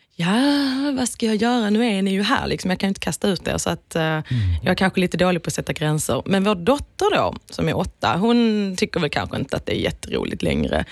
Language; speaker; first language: Swedish; native; Swedish